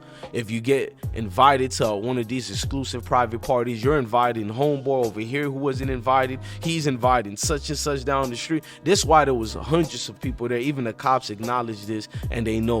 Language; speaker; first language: English; native; English